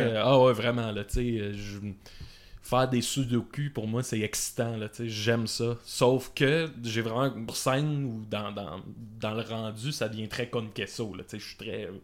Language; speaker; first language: French; native; French